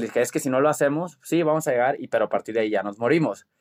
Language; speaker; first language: Spanish; native; Spanish